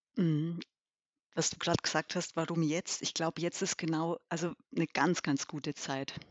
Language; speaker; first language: German; early bilingual, other home language; Albanian